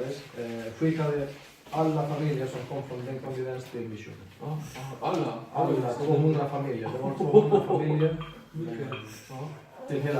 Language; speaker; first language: Swedish; non-native, fluent; Spanish